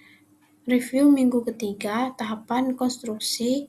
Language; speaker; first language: Indonesian; native; Indonesian